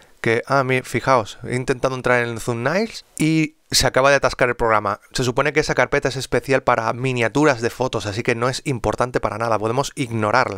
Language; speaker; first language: Spanish; native; Spanish